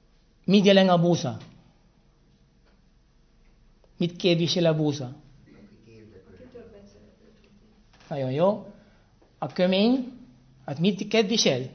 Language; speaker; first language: Hungarian; non-native, fluent; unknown